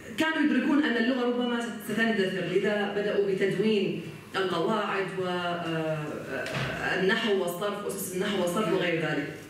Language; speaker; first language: Arabic; early bilingual, heritage; Arabic